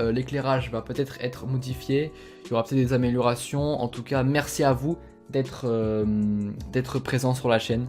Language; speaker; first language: French; native; French